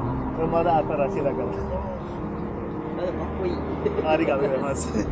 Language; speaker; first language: Japanese; non-native, fluent; Hindi